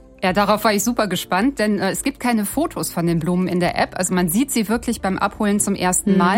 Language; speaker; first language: German; native; German